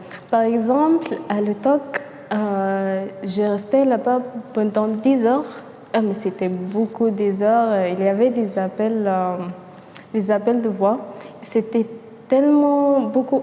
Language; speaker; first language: French; non-native, fluent; Arabic